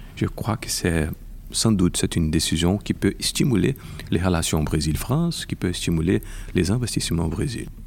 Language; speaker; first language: French; non-native, fluent; Portuguese